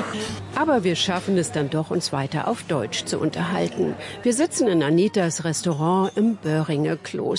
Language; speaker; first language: German; native; German